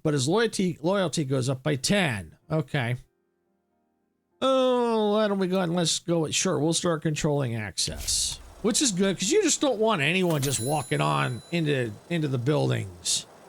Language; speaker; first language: English; native; English